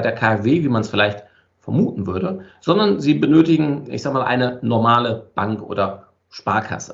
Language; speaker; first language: German; native; German